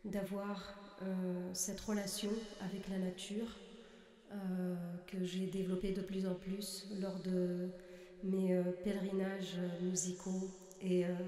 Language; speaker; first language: French; non-native, local second language; Arabic